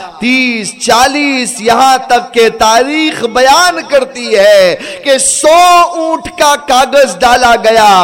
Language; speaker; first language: Urdu; early bilingual, heritage; Urdu